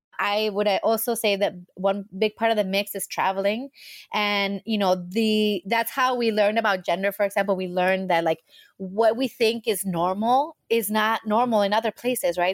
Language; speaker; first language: English; early bilingual, heritage; English